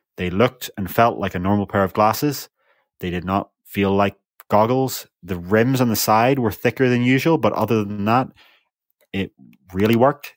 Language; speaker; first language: English; native; English